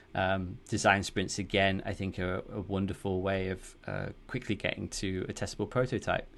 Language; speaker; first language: English; native; English